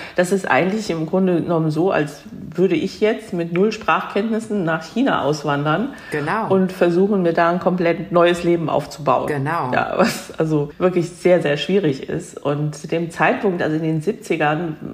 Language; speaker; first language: German; early bilingual, other home language; Korean